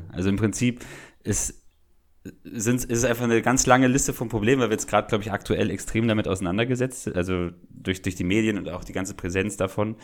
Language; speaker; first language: German; native; German